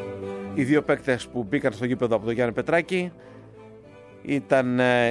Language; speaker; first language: Greek; native; Greek